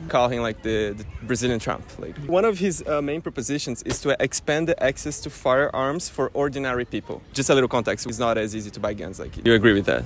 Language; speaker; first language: English; non-native, fluent; Portuguese